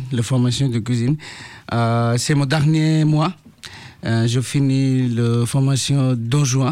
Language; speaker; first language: French; non-native, learner; Bangla